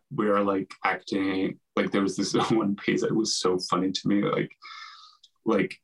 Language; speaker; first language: English; non-native, fluent; Finnish